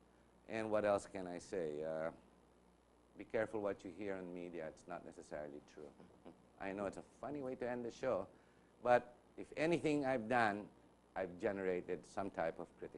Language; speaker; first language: English; non-native, local second language; Filipino